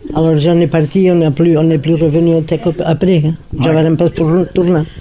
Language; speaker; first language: Catalan; native; Catalan